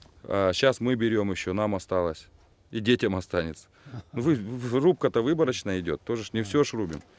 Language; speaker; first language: Russian; native; Russian